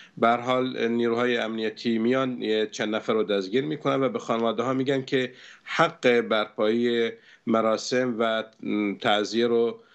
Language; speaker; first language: Persian; non-native, local second language; Arabic